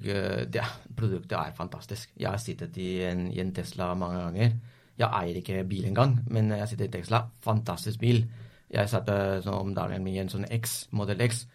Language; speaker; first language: Norwegian; non-native, fluent; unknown